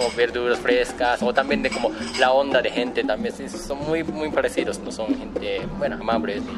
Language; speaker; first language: Spanish; non-native, fluent; Japanese